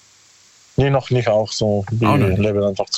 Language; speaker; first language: German; non-native, learner; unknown